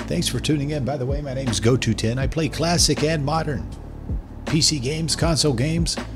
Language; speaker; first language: English; native; English